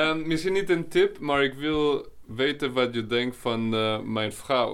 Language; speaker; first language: Dutch; non-native, learner; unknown